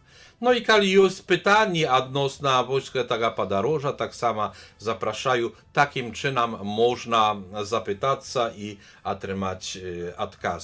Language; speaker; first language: Polish; non-native, learner; Belarusian